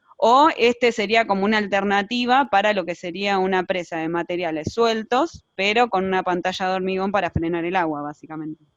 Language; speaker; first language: Spanish; native; Spanish